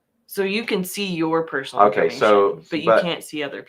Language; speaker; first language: English; native; English